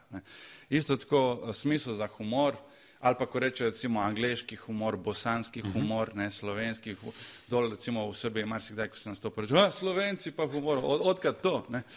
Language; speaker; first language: Slovenian; early bilingual, other home language; Croatian